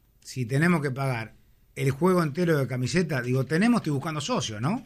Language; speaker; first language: Spanish; native; Spanish